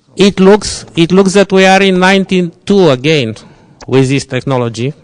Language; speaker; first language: English; non-native, fluent; Romanian